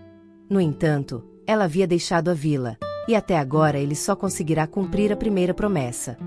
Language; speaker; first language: Portuguese; native; Portuguese